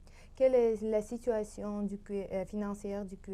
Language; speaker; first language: French; non-native, learner; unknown